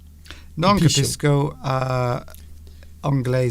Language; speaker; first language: Italian; non-native, learner; English